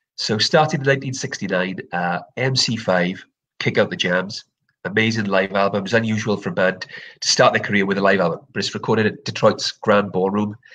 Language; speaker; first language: English; native; English